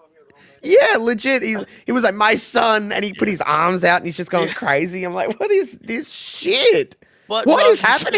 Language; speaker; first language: English; native; English